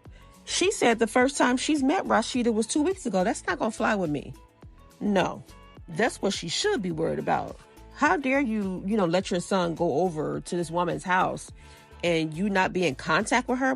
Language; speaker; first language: English; native; English